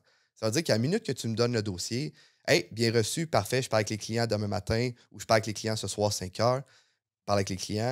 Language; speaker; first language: French; native; French